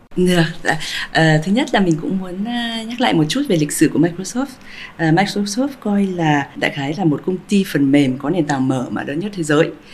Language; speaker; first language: Vietnamese; early bilingual, heritage; Vietnamese